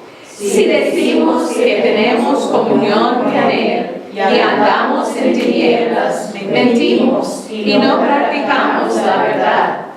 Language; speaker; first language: Spanish; non-native, fluent; English